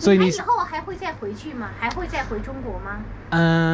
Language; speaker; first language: Chinese; native; Chinese